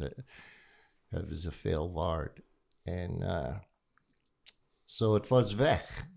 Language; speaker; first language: Dutch; non-native, learner; English